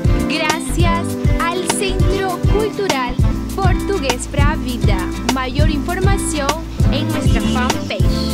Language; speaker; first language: Portuguese; non-native, learner; Spanish